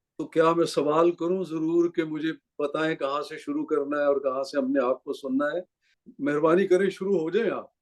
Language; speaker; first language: Urdu; native; Urdu